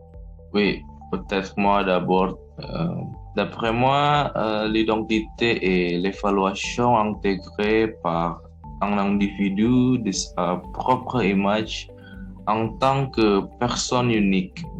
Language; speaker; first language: French; non-native, learner; Indonesian